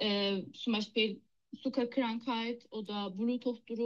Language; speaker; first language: German; non-native, learner; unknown